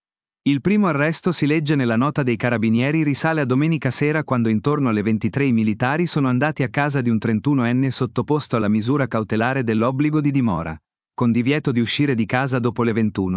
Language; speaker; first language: Italian; native; Italian